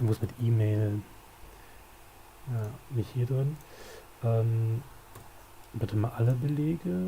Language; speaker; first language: German; native; German